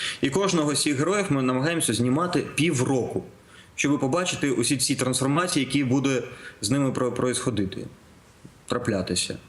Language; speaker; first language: Ukrainian; non-native, local second language; Russian